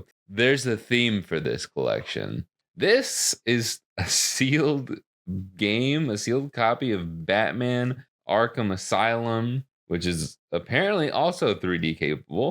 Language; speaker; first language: English; native; English